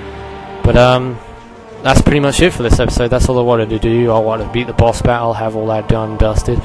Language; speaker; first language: English; native; English